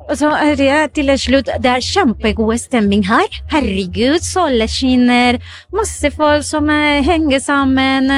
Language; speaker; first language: Norwegian; non-native, fluent; Spanish